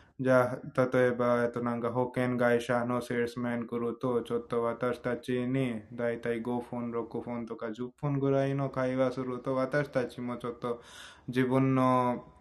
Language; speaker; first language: Japanese; non-native, fluent; Hindi